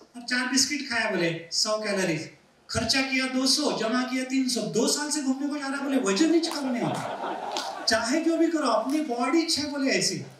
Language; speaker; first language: Hindi; non-native, local second language; Marathi